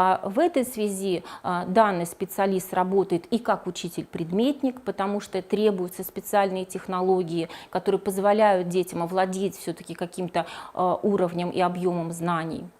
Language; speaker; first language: Russian; native; Russian